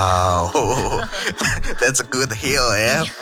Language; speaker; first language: English; non-native, fluent; Indonesian